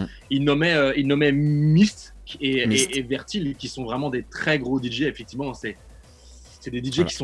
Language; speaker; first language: French; native; French